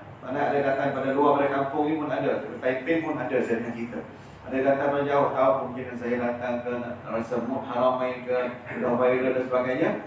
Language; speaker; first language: Malay; early bilingual, heritage; Malay